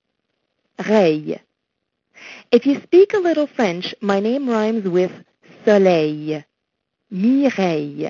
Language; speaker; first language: English; non-native, local second language; French